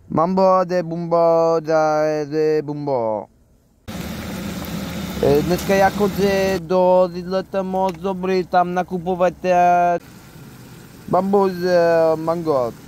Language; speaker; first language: Czech; non-native, learner; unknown